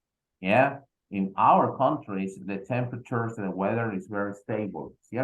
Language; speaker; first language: English; non-native, fluent; Spanish